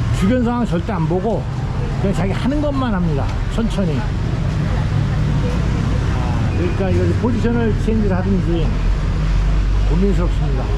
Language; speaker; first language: Korean; native; Korean